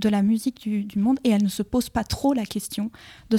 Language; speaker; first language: French; native; French